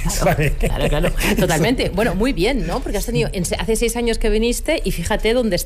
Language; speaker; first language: Spanish; native; Spanish